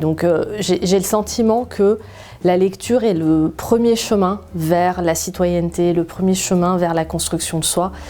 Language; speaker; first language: French; early bilingual, other home language; Arabic